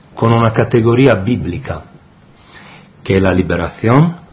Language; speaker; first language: Italian; native; Italian